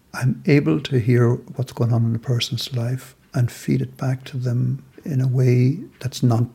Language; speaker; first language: English; native; English